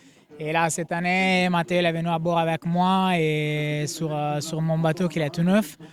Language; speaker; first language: French; non-native, fluent; Italian